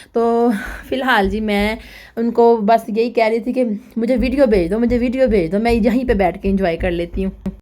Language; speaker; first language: Urdu; non-native, local second language; Punjabi